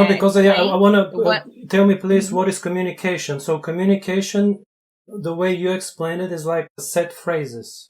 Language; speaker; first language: English; non-native, fluent; Bulgarian